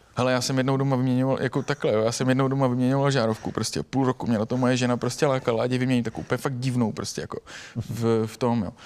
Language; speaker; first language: Czech; native; Czech